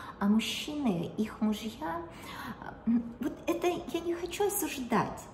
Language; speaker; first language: Russian; native; Russian